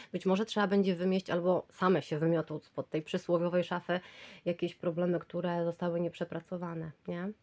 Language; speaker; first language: Polish; native; Polish